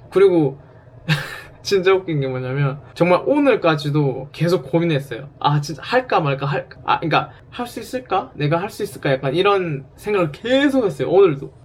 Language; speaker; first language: Korean; native; Korean